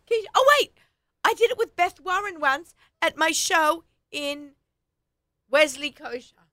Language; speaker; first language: English; native; English